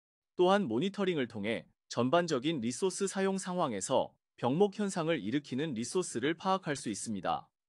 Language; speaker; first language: Korean; native; Korean